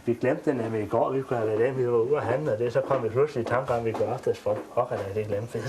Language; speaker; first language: Danish; native; Danish